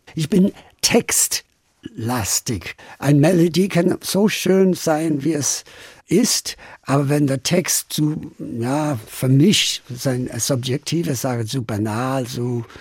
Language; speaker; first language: German; non-native, fluent; English